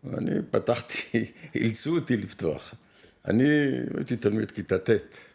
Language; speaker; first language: Hebrew; native; Hebrew